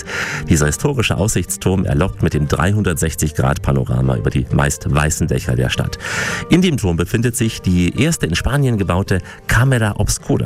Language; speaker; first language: German; native; German